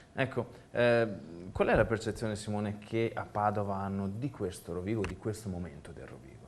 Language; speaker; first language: Italian; native; Italian